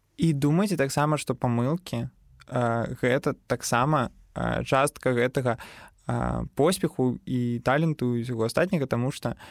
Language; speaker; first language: Belarusian; non-native, local second language; Russian